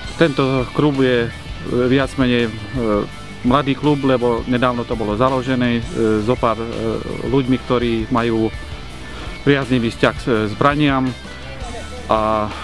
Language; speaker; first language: Slovak; non-native, local second language; Hungarian